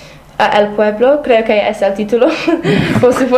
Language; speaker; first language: Spanish; non-native, fluent; English